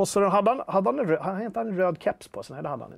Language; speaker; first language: Swedish; native; Swedish